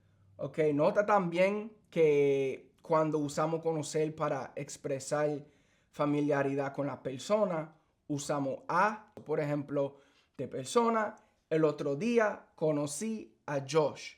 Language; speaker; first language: Spanish; early bilingual, heritage; English